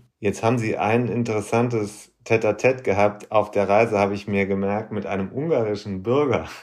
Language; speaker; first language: German; native; German